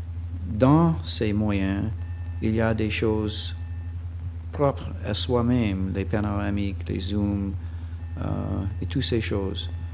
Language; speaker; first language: French; non-native, fluent; English